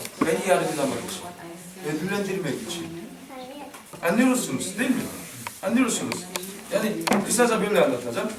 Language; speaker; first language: Turkish; non-native, learner; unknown